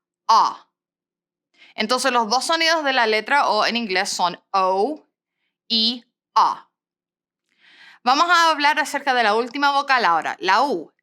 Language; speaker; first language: Spanish; non-native, fluent; English